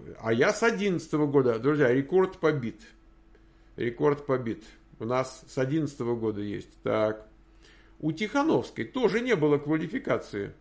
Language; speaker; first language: Russian; native; Russian